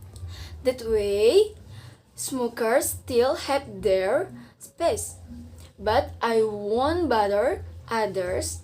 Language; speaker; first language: English; non-native, learner; Indonesian